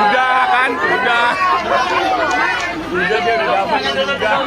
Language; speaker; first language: Indonesian; native; Indonesian